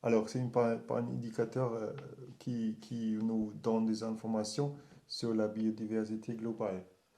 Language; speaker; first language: French; non-native, learner; German